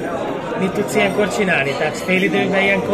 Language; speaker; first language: Hungarian; native; Hungarian